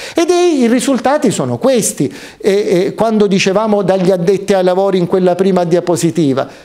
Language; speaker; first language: Italian; native; Italian